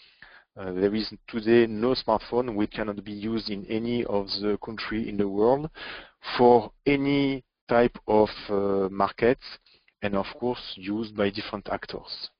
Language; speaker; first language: English; non-native, fluent; French